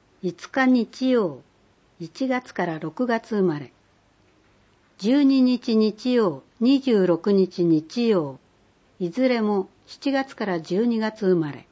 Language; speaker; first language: Japanese; native; Japanese